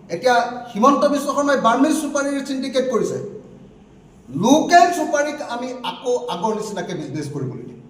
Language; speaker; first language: Assamese; native; Assamese